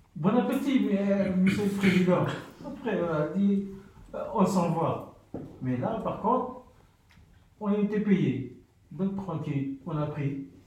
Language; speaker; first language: French; non-native, fluent; Soninke